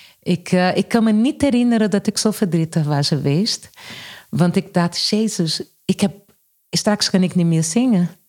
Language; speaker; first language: Dutch; non-native, fluent; Portuguese